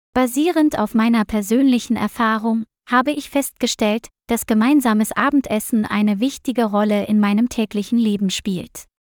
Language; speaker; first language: German; non-native, learner; Vietnamese